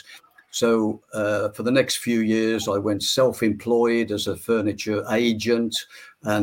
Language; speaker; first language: English; native; English